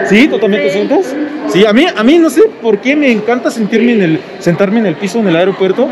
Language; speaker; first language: Spanish; non-native, fluent; Arabic